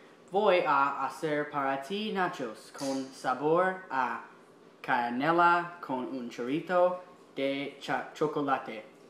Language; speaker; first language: Spanish; non-native, learner; English